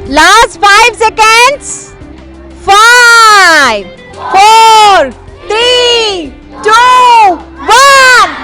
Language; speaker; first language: Telugu; native; Telugu